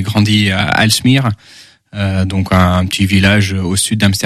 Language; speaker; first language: French; early bilingual, heritage; Dutch